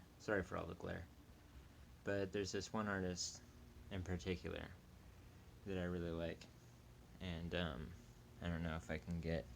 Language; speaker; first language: English; native; English